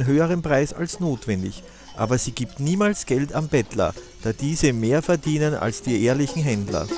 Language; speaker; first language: German; native; German